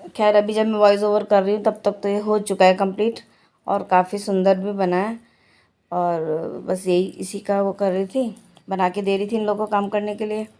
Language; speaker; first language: Hindi; native; Hindi